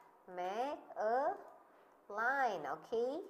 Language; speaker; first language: English; non-native, learner; Indonesian